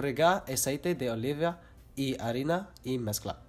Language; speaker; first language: Spanish; non-native, learner; English